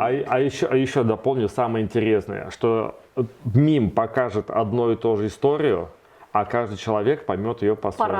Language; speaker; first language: Russian; native; Russian